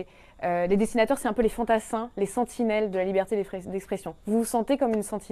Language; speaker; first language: French; native; French